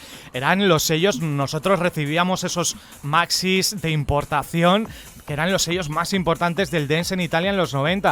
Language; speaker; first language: Spanish; native; Spanish